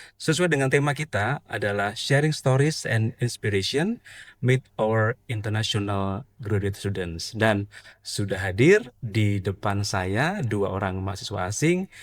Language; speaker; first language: Indonesian; native; Indonesian